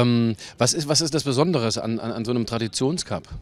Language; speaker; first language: German; native; German